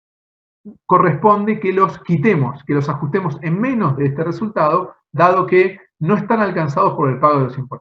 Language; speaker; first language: Spanish; native; Spanish